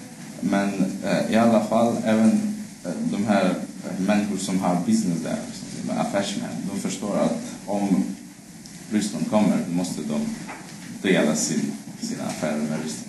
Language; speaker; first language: Swedish; non-native, fluent; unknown